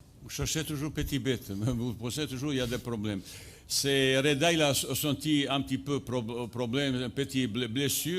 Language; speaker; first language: French; non-native, fluent; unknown